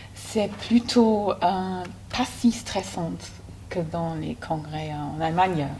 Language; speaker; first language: French; non-native, fluent; German